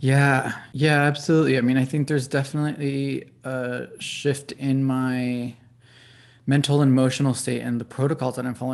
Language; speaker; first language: English; early bilingual, other home language; Spanish